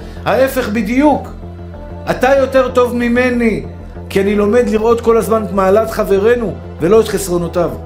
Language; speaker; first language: Hebrew; native; Hebrew